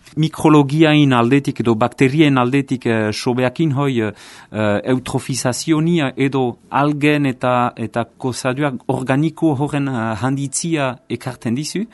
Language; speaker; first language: Basque; native; Basque